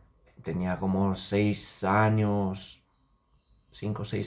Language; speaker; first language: Spanish; non-native, fluent; Romanian